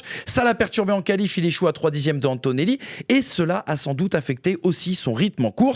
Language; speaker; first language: French; native; French